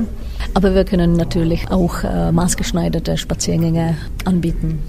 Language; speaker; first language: German; non-native, fluent; Czech